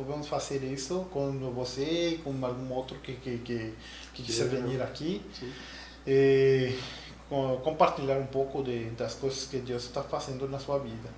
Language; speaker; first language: Portuguese; non-native, learner; Spanish